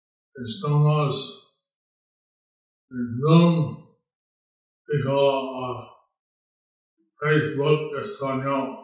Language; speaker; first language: Spanish; non-native, learner; English